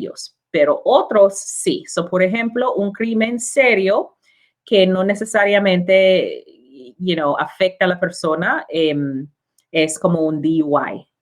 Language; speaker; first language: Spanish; non-native, learner; English